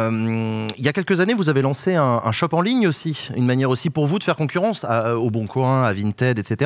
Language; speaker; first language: French; native; French